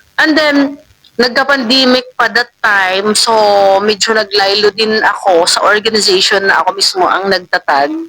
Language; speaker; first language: Filipino; non-native, local second language; Waray